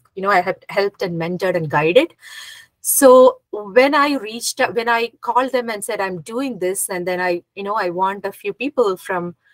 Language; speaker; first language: English; non-native, local second language; Malayalam